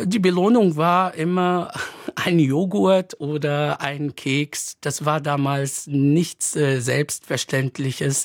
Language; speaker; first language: German; non-native, fluent; Arabic